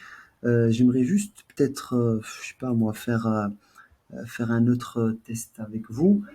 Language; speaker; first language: French; native; French